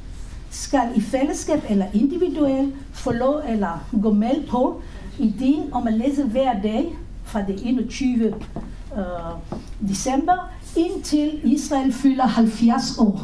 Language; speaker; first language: Danish; non-native, fluent; Hebrew